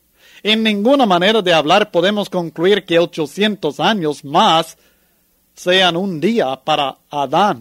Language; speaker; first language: Spanish; native; Spanish